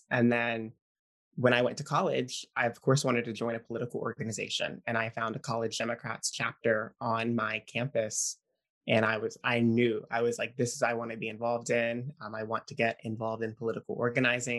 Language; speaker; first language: English; native; English